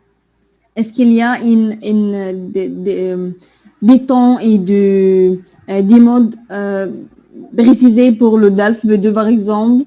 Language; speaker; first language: French; non-native, learner; Arabic